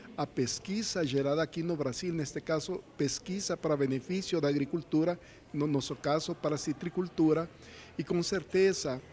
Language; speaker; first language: Portuguese; non-native, fluent; Spanish